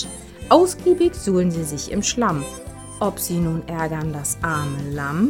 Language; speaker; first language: German; native; German